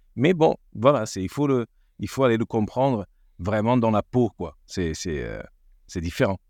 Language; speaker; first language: French; non-native, fluent; Portuguese